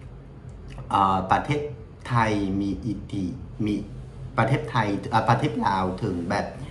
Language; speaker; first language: Thai; non-native, fluent; Vietnamese